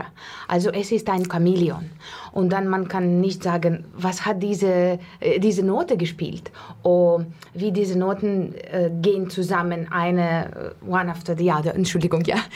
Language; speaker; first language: German; non-native, fluent; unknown